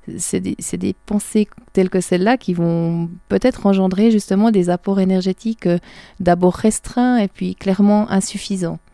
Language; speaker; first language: French; native; French